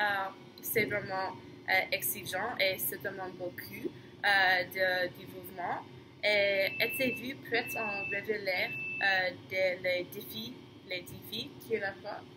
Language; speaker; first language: French; non-native, learner; English